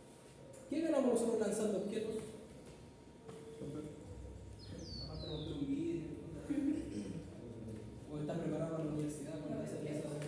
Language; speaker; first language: Spanish; native; Spanish